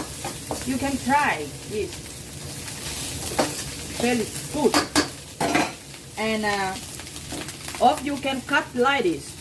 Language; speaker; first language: English; non-native, learner; Thai